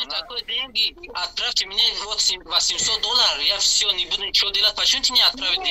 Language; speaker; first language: Russian; non-native, learner; Tajik